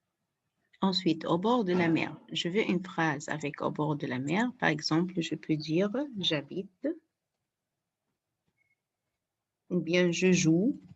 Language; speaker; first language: French; non-native, fluent; Arabic